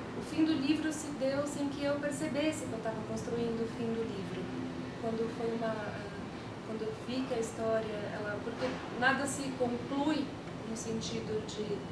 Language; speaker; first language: Portuguese; early bilingual, other home language; Spanish